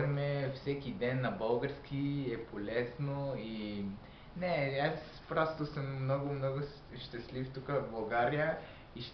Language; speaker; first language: Bulgarian; non-native, learner; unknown